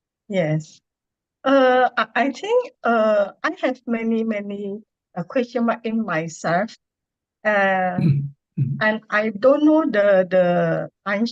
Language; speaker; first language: English; non-native, learner; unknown